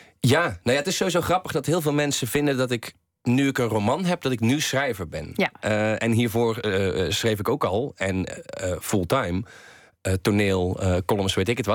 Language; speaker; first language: Dutch; native; Dutch